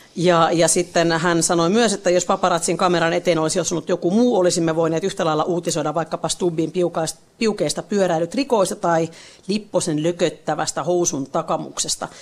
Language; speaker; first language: Finnish; native; Finnish